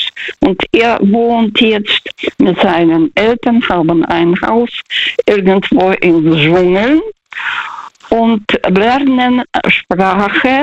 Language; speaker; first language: German; early bilingual, other home language; Russian